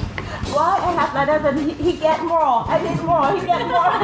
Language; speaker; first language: English; non-native, learner; Thai